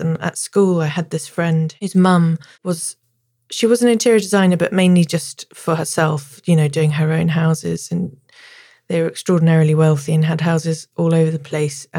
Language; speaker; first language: English; native; English